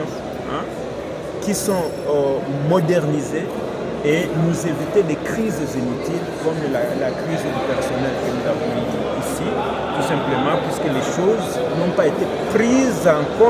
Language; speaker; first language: French; non-native, local second language; Swahili